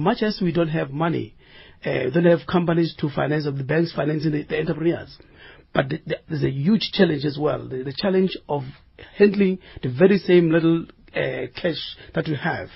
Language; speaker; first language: English; non-native, local second language; Northern Sotho